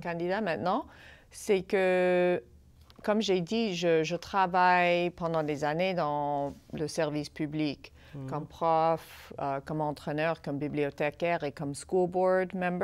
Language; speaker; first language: French; non-native, fluent; English